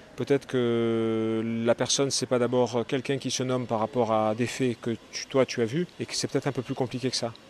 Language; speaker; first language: French; native; French